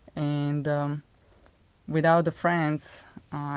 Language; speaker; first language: English; non-native, fluent; Slovak